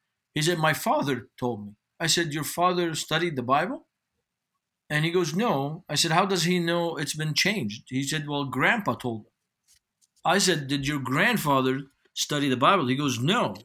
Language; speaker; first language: English; non-native, fluent; Arabic